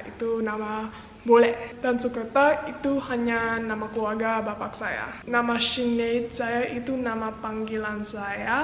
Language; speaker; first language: Indonesian; non-native, local second language; English